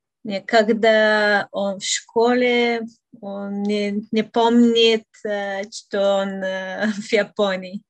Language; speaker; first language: Russian; non-native, learner; Bulgarian